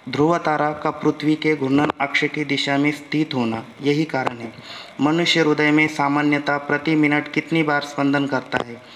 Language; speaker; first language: Hindi; non-native, local second language; Marathi